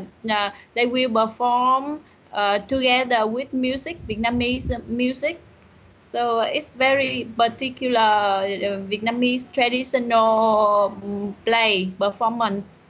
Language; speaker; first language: English; non-native, learner; Vietnamese